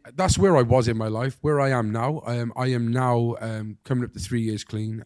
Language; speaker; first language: English; native; English